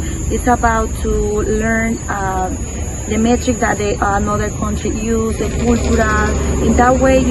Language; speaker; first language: English; non-native, learner; Spanish